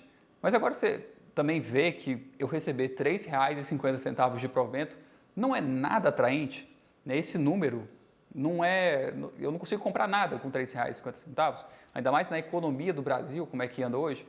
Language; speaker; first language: Portuguese; native; Portuguese